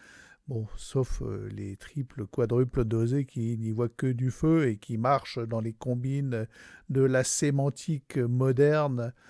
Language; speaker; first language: French; native; French